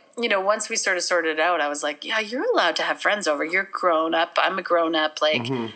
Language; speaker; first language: English; native; English